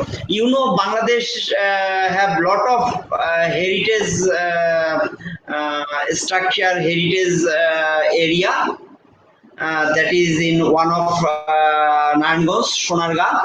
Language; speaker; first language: English; non-native, local second language; Bangla